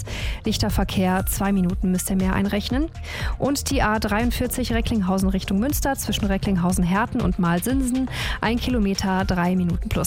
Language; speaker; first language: German; native; German